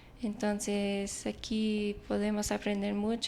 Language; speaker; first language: Spanish; non-native, fluent; English